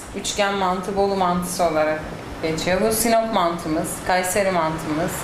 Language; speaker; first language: Turkish; native; Turkish